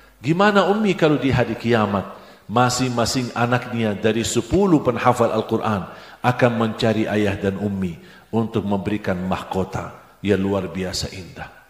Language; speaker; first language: Indonesian; non-native, fluent; Arabic